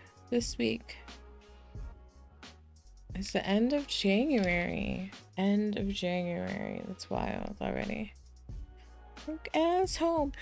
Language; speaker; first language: English; early bilingual, other home language; Spanish